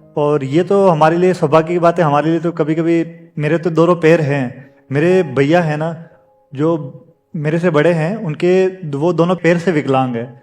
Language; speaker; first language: Hindi; native; Hindi